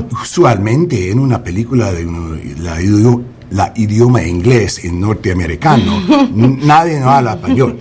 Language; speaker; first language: Spanish; non-native, learner; English